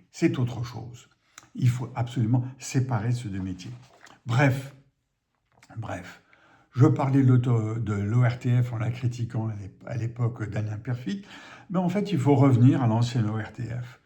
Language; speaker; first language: French; native; French